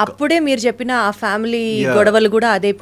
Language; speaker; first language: Telugu; native; Telugu